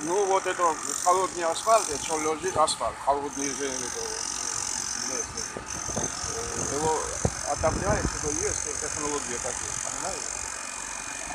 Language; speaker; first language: Russian; non-native, local second language; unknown